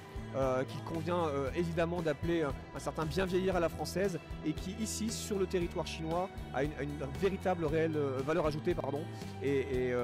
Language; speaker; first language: French; native; French